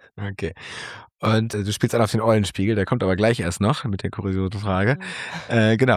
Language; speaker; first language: German; native; German